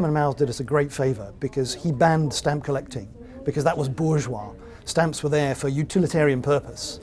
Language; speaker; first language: English; native; English